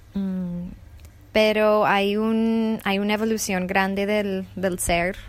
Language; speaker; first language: Spanish; non-native, fluent; English